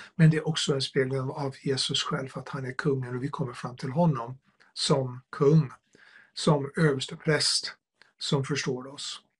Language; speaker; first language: Swedish; non-native, fluent; English